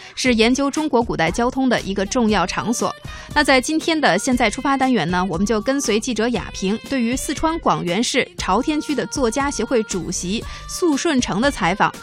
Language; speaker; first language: Chinese; native; Chinese